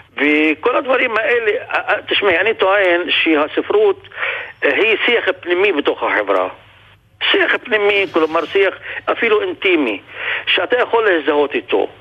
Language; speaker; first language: Hebrew; non-native, local second language; Arabic